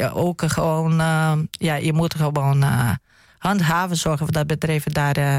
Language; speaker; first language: Dutch; non-native, fluent; Portuguese